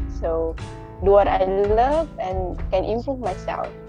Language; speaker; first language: English; non-native, local second language; Indonesian